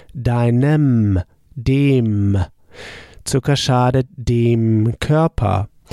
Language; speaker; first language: German; native; German